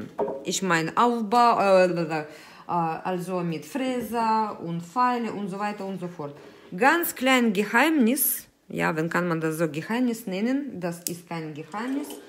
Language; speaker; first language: German; non-native, fluent; Russian